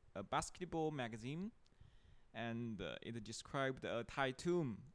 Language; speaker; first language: English; non-native, fluent; Chinese